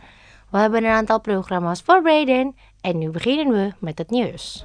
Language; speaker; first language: Dutch; non-native, fluent; Indonesian